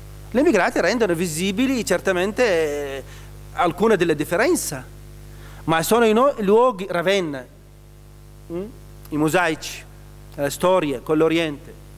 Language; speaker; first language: Italian; non-native, fluent; Arabic